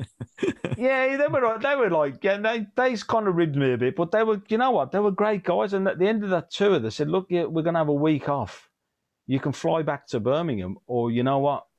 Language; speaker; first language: English; native; English